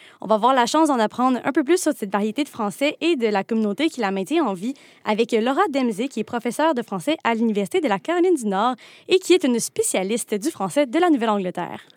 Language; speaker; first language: French; native; French